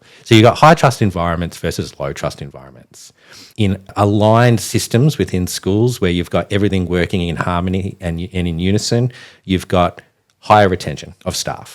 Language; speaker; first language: English; native; English